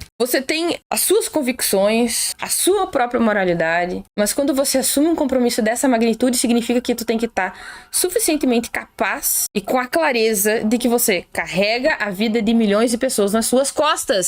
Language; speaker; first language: Portuguese; native; Portuguese